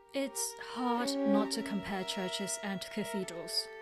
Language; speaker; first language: English; non-native, local second language; Cantonese